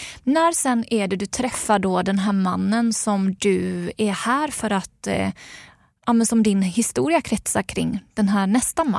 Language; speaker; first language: Swedish; native; Swedish